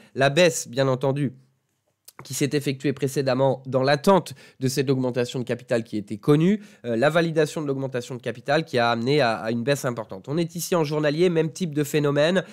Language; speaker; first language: French; native; French